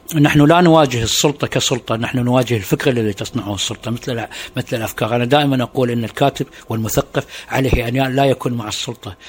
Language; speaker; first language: Arabic; native; Arabic